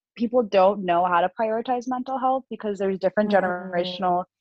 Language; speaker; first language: English; early bilingual, other home language; Urdu